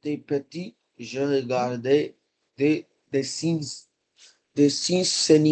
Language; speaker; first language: French; non-native, learner; Hindi